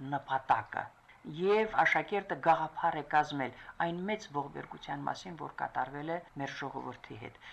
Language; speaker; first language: Armenian; native; Armenian